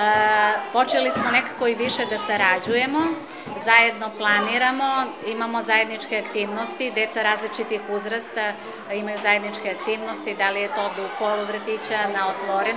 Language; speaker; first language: Serbian; native; Serbian